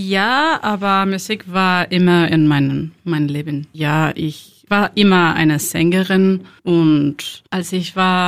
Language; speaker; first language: German; non-native, learner; Spanish